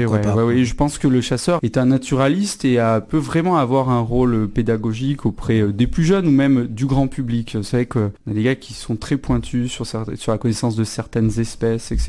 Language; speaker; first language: French; native; French